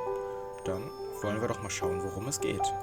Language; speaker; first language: German; native; German